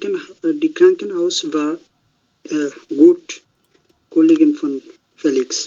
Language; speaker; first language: German; non-native, learner; Bangla